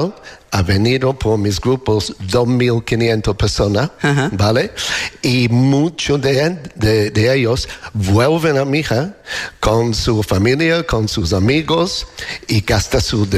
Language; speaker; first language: Spanish; non-native, learner; English